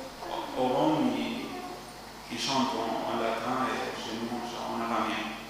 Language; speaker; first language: French; non-native, learner; Arabic